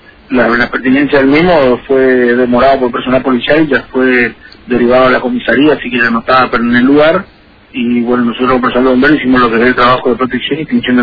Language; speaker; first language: Spanish; native; Spanish